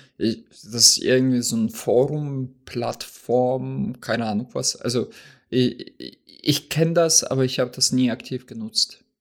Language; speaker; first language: German; non-native, fluent; Russian